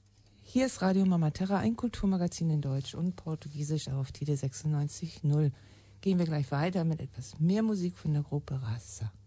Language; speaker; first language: German; native; German